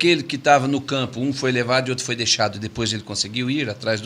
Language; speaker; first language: Portuguese; native; Portuguese